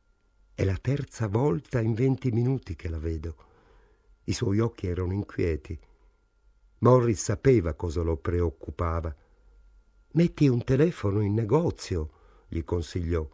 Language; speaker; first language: Italian; native; Italian